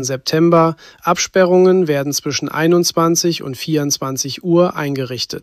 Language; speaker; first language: German; native; German